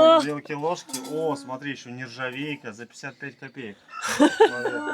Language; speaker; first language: Russian; native; Russian